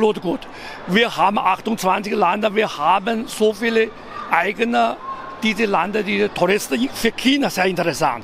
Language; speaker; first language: German; non-native, learner; Chinese